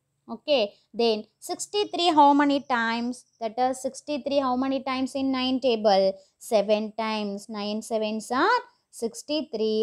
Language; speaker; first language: English; non-native, local second language; Tamil